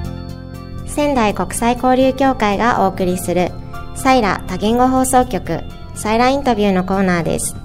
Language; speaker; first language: Japanese; native; Japanese